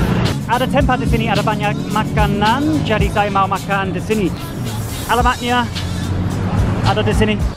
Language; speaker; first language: Indonesian; non-native, fluent; English